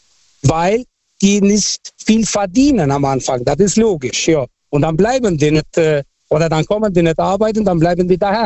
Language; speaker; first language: German; non-native, local second language; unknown